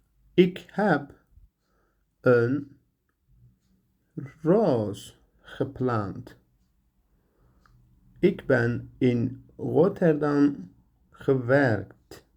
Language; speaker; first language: Dutch; non-native, learner; Turkish